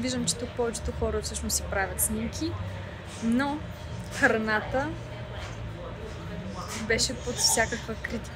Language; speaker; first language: Bulgarian; native; Bulgarian